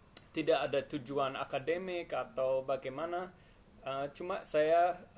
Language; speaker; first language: Indonesian; non-native, fluent; English